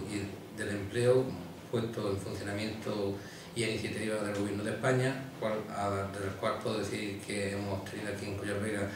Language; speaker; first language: Spanish; native; Spanish